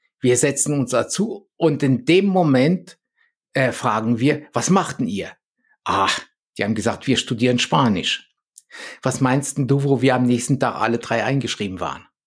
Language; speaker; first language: German; early bilingual, other home language; Polish